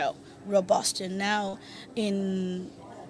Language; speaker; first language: English; non-native, fluent; Spanish